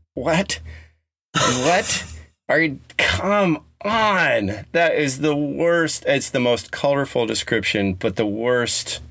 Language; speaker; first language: English; native; English